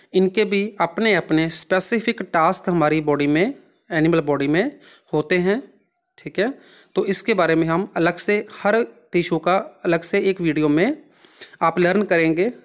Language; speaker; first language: Hindi; non-native, local second language; Punjabi